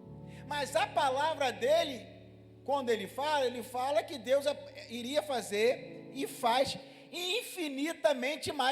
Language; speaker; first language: Portuguese; native; Portuguese